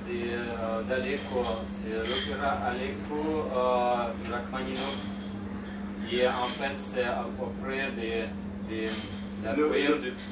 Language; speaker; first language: French; non-native, fluent; Russian